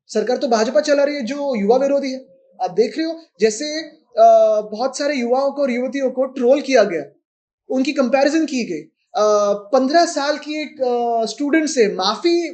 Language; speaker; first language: Hindi; non-native, local second language; Marathi